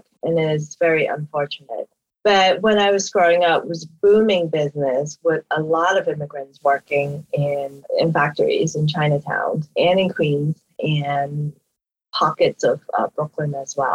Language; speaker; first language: English; native; English